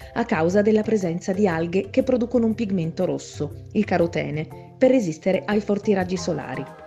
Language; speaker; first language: Italian; native; Italian